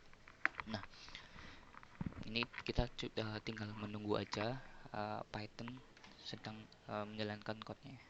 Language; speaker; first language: Indonesian; native; Indonesian